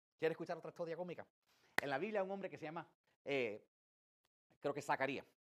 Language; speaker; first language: Spanish; early bilingual, heritage; English